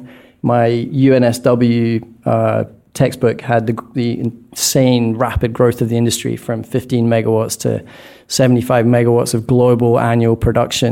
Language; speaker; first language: English; native; English